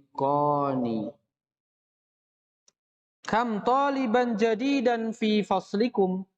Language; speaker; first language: Arabic; non-native, fluent; Indonesian